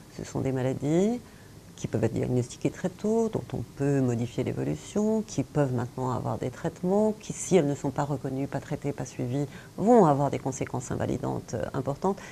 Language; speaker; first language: French; native; French